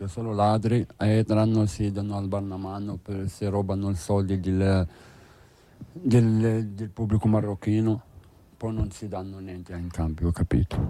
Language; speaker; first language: Italian; non-native, learner; Arabic